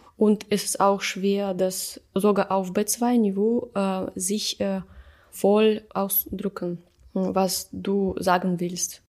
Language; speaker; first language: German; non-native, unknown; Russian